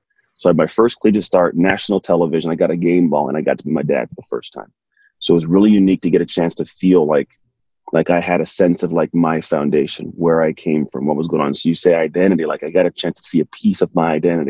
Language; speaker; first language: English; native; English